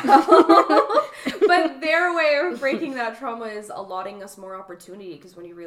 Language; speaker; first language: English; native; English